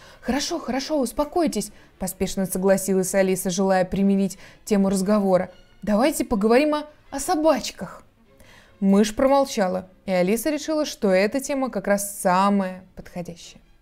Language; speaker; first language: Russian; native; Russian